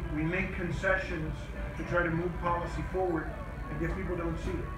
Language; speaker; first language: English; early bilingual, other home language; Spanish